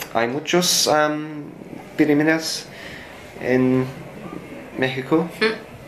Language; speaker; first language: Spanish; non-native, learner; English